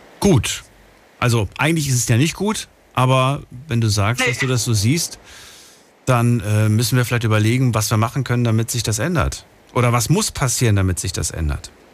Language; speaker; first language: German; native; German